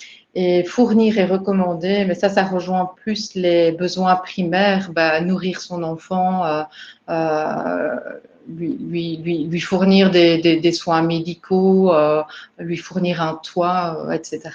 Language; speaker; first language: French; native; French